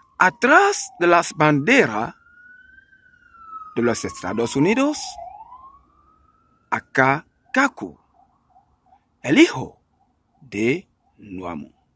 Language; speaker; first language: Spanish; non-native, learner; French